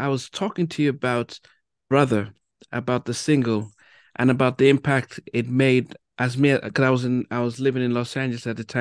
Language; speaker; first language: English; native; English